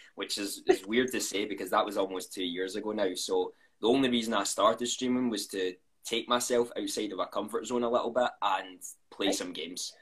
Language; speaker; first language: English; native; English